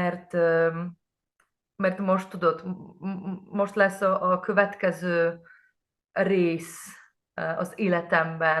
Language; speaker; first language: Hungarian; non-native, learner; Polish